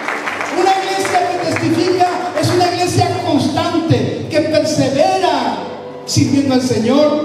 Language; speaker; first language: Spanish; native; Spanish